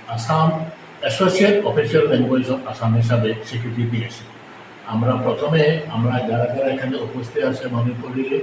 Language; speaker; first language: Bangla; non-native, local second language; Manipuri